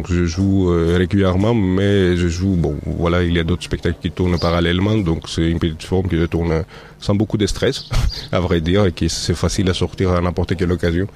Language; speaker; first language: French; native; French